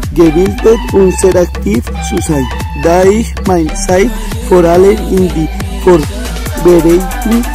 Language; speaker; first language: German; non-native, learner; Spanish